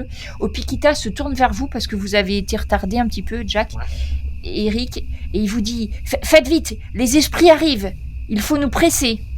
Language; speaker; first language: French; native; French